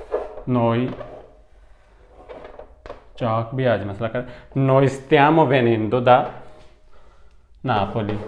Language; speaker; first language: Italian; non-native, fluent; Urdu